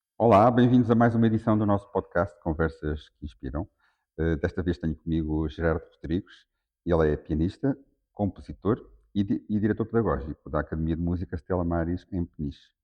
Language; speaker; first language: Portuguese; native; Portuguese